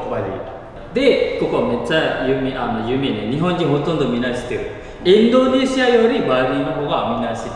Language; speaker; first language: Japanese; non-native, learner; Indonesian